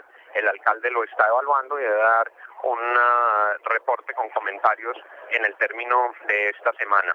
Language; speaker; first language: Spanish; native; Spanish